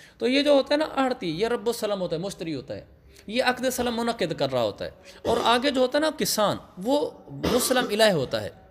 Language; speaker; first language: Urdu; native; Urdu